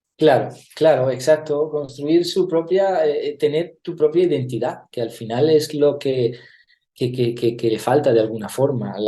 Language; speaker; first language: Spanish; non-native, fluent; Italian